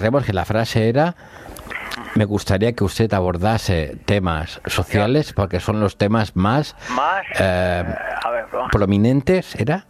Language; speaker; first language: Spanish; native; Spanish